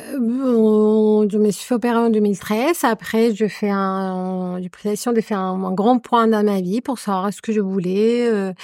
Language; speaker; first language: French; non-native, fluent; Spanish